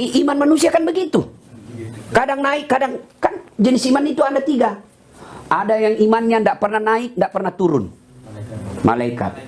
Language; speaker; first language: Indonesian; non-native, local second language; Buginese